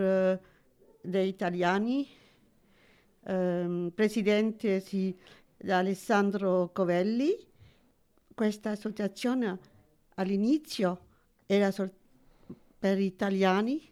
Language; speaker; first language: Italian; early bilingual, heritage; Italian